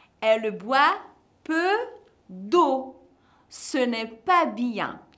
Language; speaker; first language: French; non-native, fluent; Portuguese